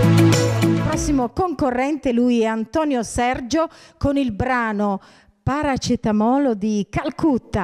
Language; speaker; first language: Italian; native; Italian